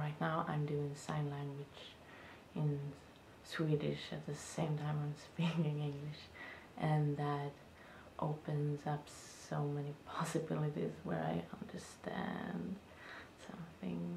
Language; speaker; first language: English; non-native, fluent; Swedish